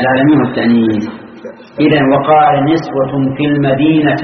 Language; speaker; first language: Arabic; native; Arabic